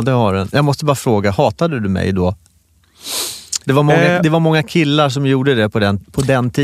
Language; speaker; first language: Swedish; native; Swedish